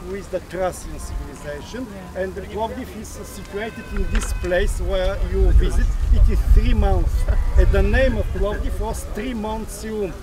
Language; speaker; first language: English; non-native, learner; Bulgarian